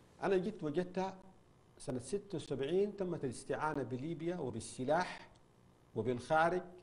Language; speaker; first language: Arabic; native; Arabic